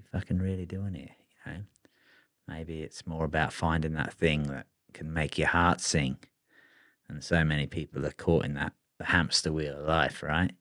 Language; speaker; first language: English; native; English